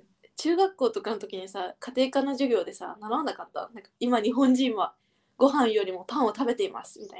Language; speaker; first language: Japanese; native; Japanese